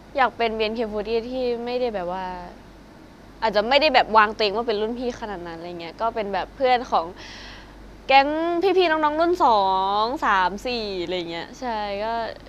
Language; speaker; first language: Thai; native; Thai